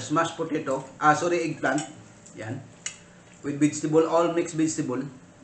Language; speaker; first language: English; non-native, learner; Filipino